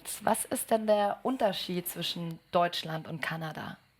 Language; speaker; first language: German; native; German